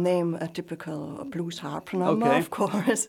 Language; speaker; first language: English; non-native, fluent; German